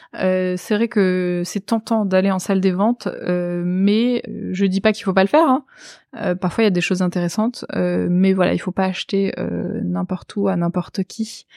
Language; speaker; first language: French; native; French